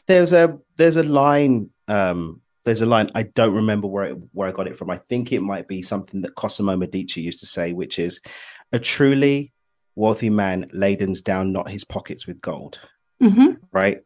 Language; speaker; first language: English; native; English